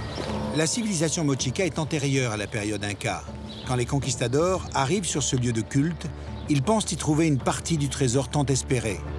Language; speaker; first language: French; native; French